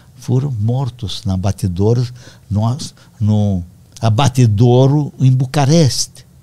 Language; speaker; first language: Portuguese; non-native, fluent; Romanian